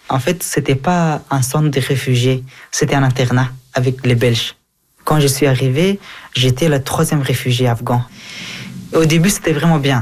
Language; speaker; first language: French; non-native, fluent; Persian